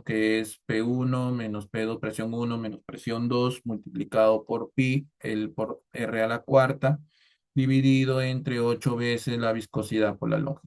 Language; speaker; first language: Spanish; native; Spanish